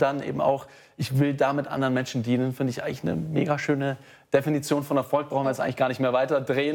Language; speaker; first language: German; native; German